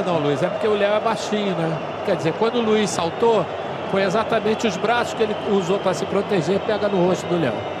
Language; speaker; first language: Portuguese; native; Portuguese